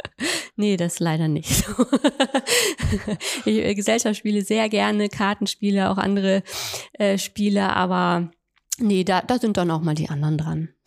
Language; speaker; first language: German; native; German